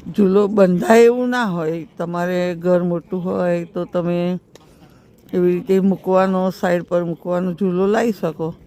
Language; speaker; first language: Gujarati; native; Gujarati